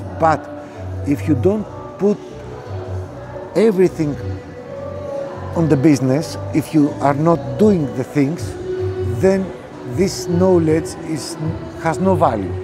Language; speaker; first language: English; non-native, fluent; Greek